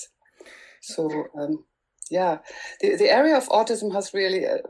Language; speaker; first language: English; non-native, fluent; German